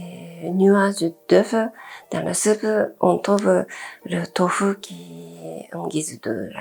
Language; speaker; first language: French; non-native, fluent; Japanese